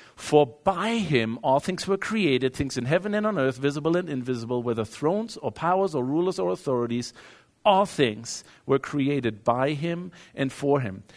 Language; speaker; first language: English; non-native, fluent; German